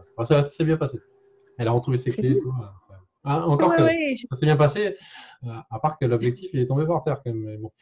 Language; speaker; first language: French; native; French